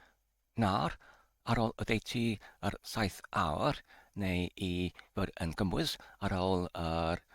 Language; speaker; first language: Welsh; non-native, learner; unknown